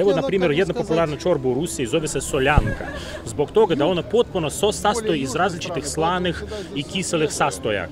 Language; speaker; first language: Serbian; non-native, fluent; Russian